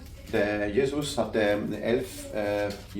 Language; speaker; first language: German; non-native, learner; Portuguese